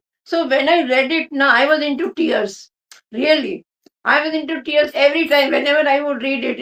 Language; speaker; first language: English; non-native, local second language; Hindi